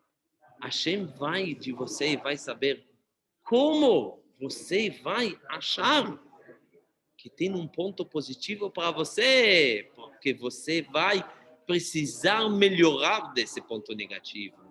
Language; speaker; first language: Portuguese; non-native, fluent; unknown